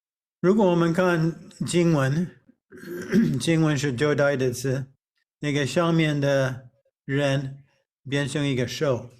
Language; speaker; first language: Chinese; non-native, fluent; English